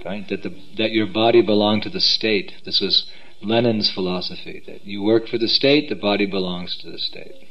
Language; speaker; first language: English; native; English